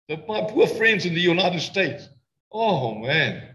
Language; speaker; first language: English; non-native, local second language; Afrikaans